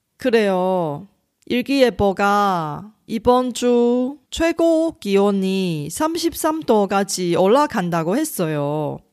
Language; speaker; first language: Korean; non-native, fluent; Chinese